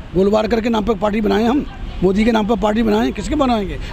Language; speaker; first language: Hindi; native; Hindi